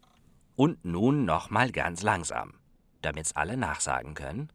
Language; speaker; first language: German; non-native, fluent; Western Frisian